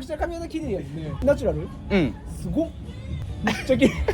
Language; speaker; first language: Japanese; native; Japanese